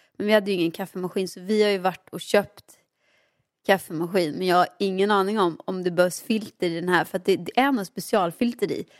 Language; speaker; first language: Swedish; native; Swedish